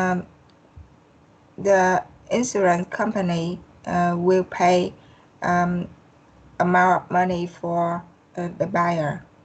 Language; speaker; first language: English; non-native, learner; Vietnamese